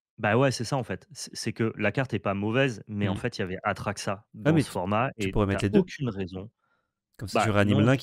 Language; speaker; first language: French; native; French